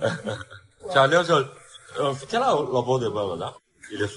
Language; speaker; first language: Russian; non-native, learner; Chinese